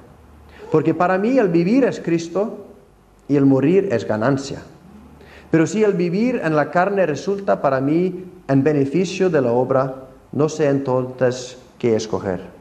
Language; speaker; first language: Spanish; non-native, fluent; Icelandic